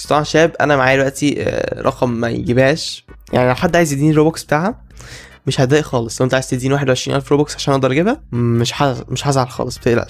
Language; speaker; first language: Arabic; native; Arabic